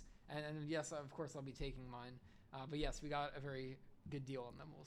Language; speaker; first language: English; native; English